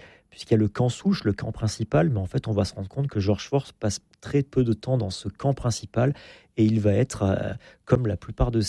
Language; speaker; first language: French; native; French